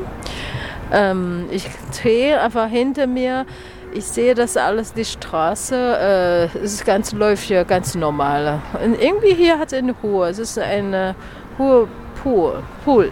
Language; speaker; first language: German; non-native, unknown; Chinese